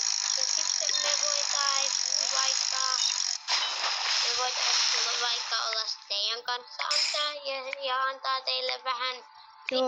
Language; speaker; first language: Finnish; early bilingual, other home language; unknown